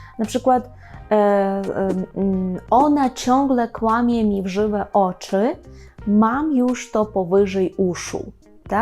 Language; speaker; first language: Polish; non-native, fluent; Ukrainian